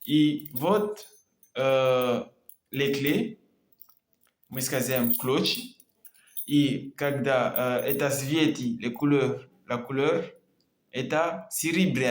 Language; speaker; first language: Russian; non-native, learner; French